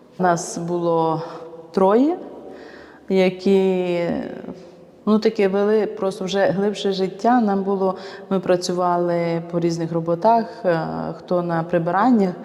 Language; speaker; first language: Ukrainian; native; Ukrainian